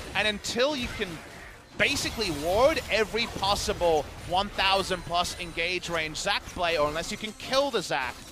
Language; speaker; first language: English; native; English